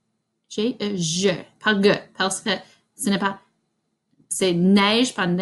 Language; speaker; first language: French; non-native, fluent; English